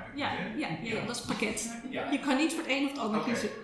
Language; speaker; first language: Dutch; native; Dutch